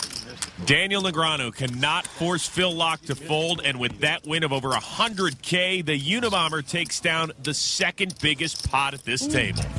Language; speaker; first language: English; native; English